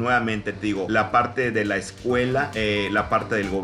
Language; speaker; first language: Spanish; native; Spanish